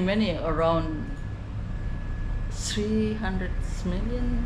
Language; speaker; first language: English; non-native, local second language; Indonesian